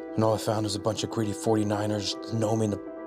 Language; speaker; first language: English; native; English